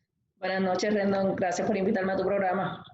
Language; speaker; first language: Spanish; native; Spanish